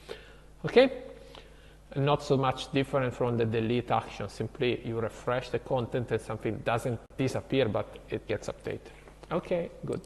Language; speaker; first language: English; non-native, fluent; Italian